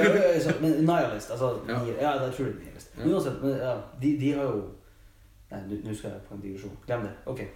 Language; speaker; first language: Norwegian; native; Norwegian